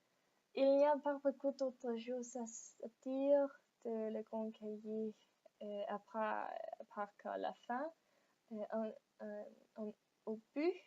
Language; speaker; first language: French; non-native, learner; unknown